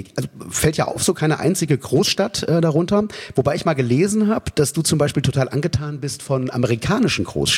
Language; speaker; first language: German; native; German